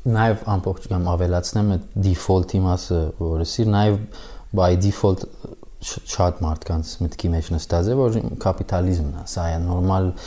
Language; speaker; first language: Armenian; native; Armenian